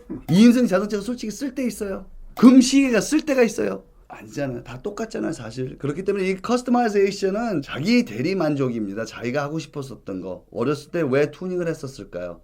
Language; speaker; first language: Korean; early bilingual, other home language; English